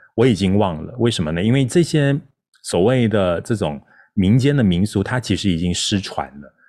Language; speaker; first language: Chinese; non-native, local second language; Min Nan Chinese